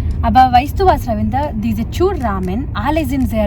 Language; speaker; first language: German; non-native, learner; Telugu